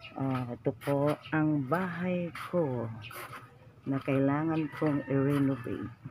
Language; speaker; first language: Filipino; non-native, local second language; Cebuano